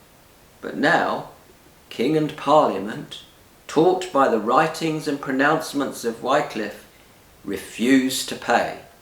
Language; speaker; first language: English; native; English